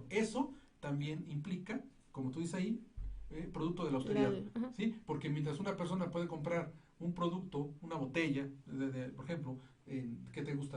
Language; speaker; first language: Spanish; native; Spanish